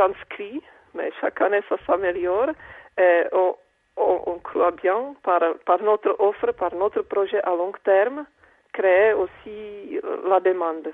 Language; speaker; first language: French; non-native, fluent; Czech